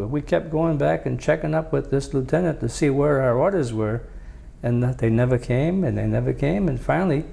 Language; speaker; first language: English; native; English